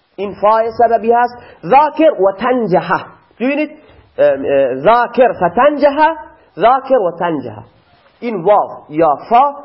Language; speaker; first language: Persian; non-native, local second language; Baluchi